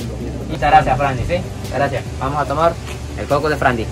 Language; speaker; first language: Spanish; non-native, fluent; Japanese